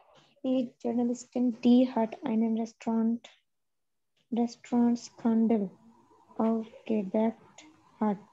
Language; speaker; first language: German; non-native, learner; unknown